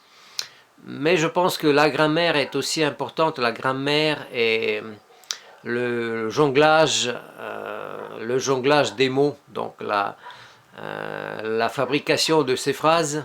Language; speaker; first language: French; non-native, fluent; Russian